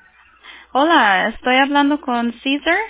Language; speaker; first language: Spanish; early bilingual, heritage; Spanish